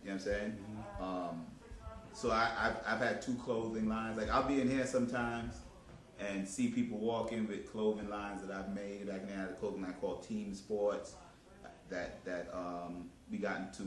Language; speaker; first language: English; native; English